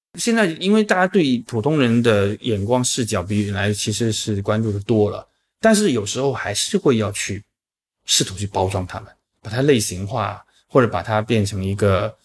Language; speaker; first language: Chinese; non-native, local second language; Min Nan Chinese